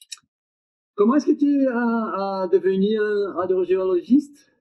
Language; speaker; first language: French; non-native, learner; Portuguese